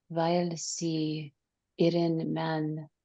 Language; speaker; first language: German; non-native, learner; English